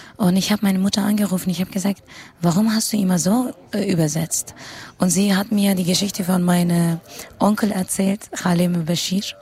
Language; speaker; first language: German; non-native, fluent; Kurdish